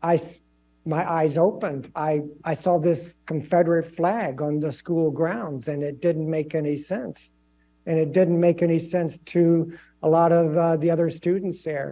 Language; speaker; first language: English; native; English